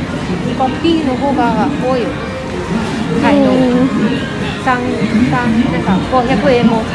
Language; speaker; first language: Japanese; non-native, learner; Thai